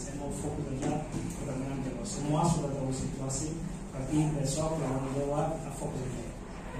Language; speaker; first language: Indonesian; non-native, fluent; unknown